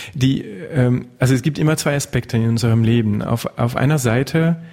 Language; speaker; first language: German; non-native, fluent; French